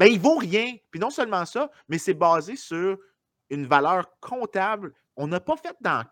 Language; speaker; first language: French; native; French